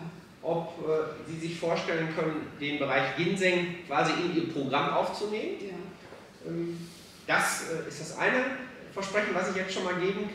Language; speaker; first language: German; native; German